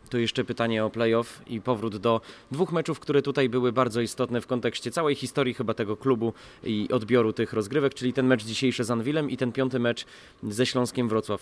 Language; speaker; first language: Polish; native; Polish